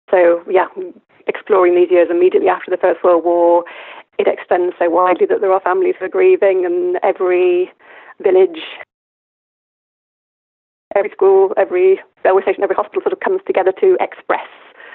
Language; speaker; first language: English; native; English